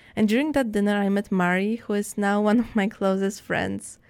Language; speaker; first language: English; non-native, fluent; Polish